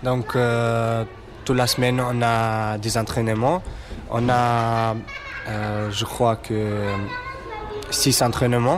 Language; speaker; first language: French; non-native, learner; Romanian